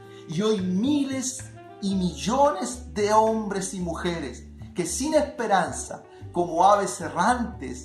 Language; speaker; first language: Spanish; native; Spanish